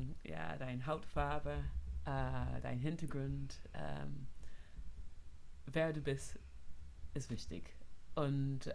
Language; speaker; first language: German; non-native, fluent; English